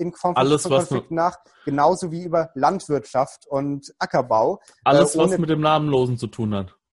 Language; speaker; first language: German; native; German